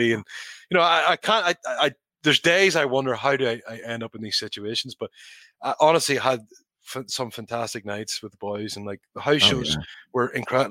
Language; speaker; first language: English; native; English